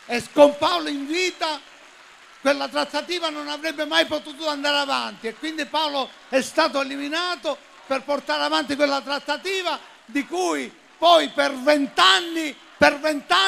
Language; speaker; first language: Italian; native; Italian